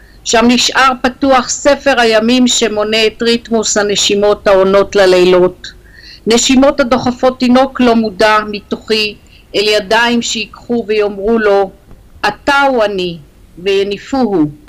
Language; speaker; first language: Hebrew; native; Hebrew